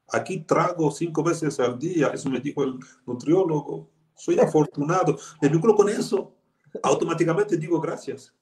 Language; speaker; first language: Spanish; non-native, fluent; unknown